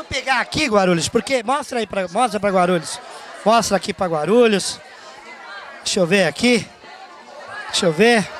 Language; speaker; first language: Portuguese; native; Portuguese